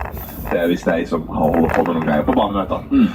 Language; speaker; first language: Norwegian; native; Norwegian